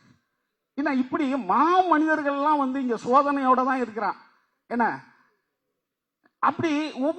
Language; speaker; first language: Tamil; native; Tamil